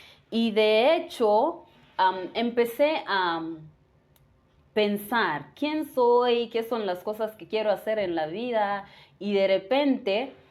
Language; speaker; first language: Spanish; non-native, fluent; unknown